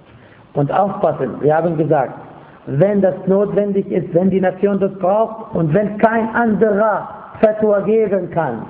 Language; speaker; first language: German; non-native, fluent; Arabic